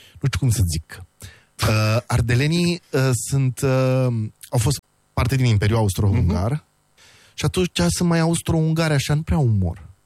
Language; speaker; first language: Romanian; native; Romanian